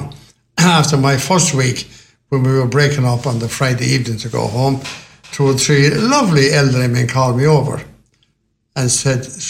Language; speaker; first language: English; native; English